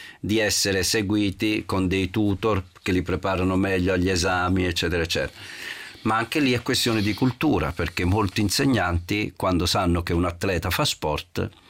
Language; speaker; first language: Italian; native; Italian